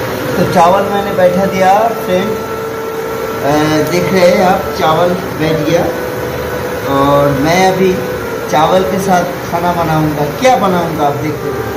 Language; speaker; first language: Hindi; non-native, local second language; Bangla